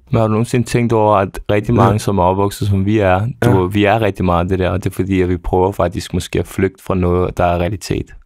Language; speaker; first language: Danish; early bilingual, other home language; Serbian